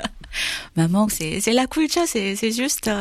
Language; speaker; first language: French; non-native, fluent; Korean